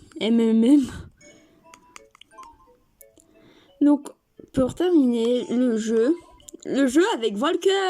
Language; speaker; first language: French; native; French